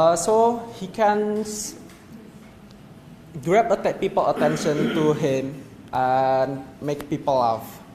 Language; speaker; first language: English; non-native, learner; Indonesian